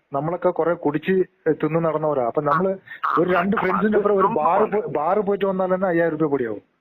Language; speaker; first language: Malayalam; non-native, local second language; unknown